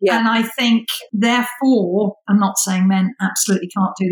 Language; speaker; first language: English; native; English